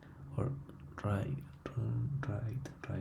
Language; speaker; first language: English; non-native, learner; Spanish